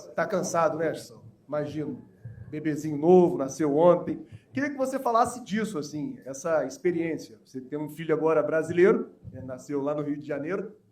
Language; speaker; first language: Portuguese; native; Portuguese